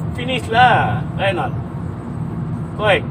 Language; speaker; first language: English; non-native, local second language; Malay